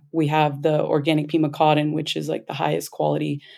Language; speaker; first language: English; native; English